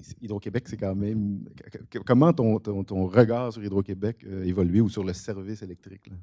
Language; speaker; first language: French; native; French